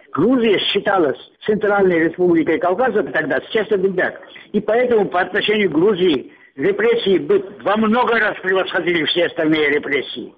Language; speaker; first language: Russian; non-native, local second language; Georgian